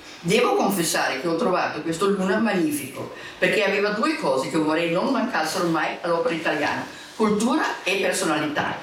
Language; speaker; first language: Italian; non-native, fluent; German